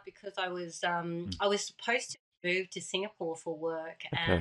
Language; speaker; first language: English; early bilingual, other home language; Thai